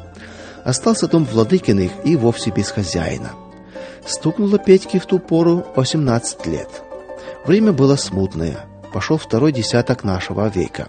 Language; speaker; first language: Russian; native; Russian